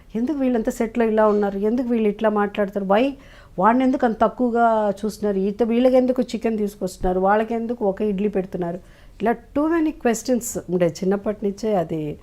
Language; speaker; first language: Telugu; native; Telugu